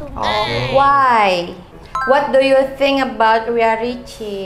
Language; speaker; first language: English; non-native, learner; Indonesian